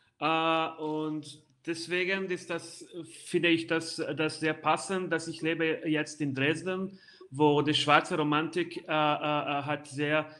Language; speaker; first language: German; non-native, fluent; Hungarian